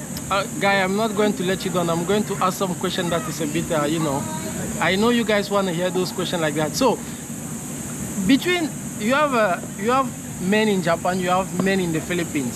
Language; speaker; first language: English; non-native, learner; French